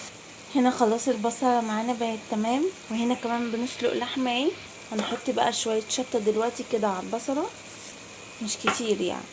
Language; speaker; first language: Arabic; native; Arabic